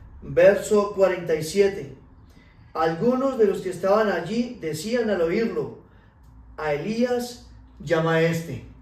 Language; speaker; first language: Spanish; native; Spanish